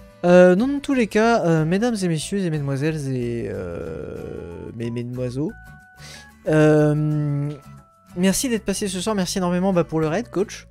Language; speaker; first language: French; native; French